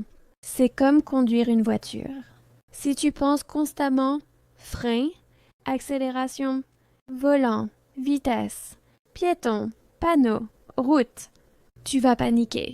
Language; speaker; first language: French; non-native, fluent; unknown